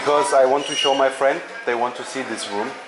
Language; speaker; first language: English; non-native, learner; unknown